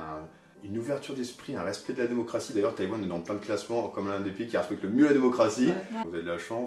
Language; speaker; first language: French; native; French